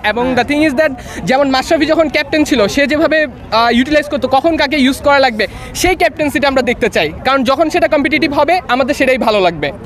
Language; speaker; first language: Bangla; native; Bangla